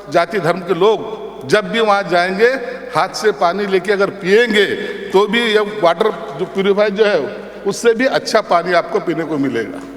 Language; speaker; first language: Hindi; non-native, local second language; Marathi